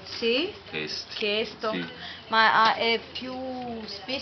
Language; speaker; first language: Spanish; non-native, learner; Italian